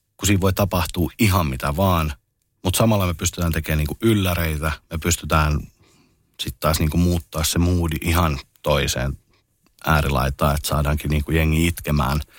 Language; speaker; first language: Finnish; native; Finnish